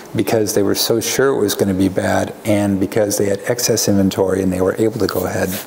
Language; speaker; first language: English; native; English